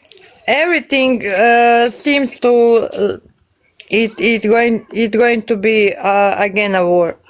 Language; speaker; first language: English; non-native, learner; Bosnian